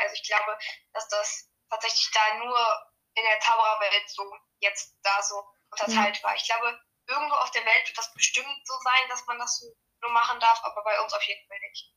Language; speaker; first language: German; native; German